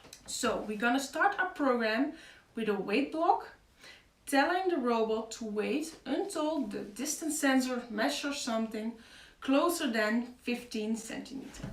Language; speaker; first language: English; non-native, fluent; Dutch